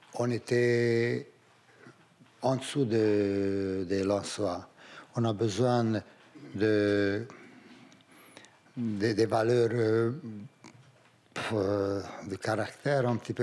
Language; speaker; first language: French; non-native, fluent; Romanian